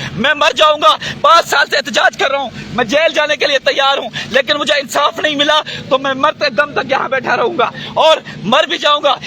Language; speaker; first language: Urdu; non-native, local second language; Sindhi